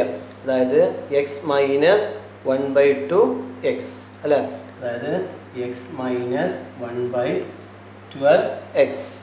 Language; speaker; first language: Malayalam; native; Malayalam